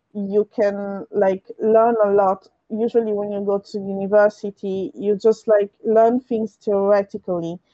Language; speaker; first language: English; early bilingual, other home language; French